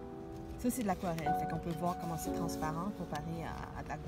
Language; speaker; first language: French; non-native, fluent; Spanish